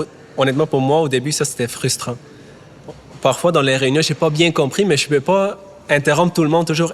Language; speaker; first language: French; non-native, fluent; German